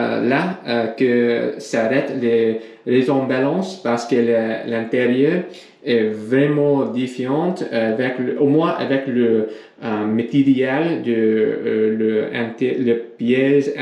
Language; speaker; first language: French; non-native, learner; English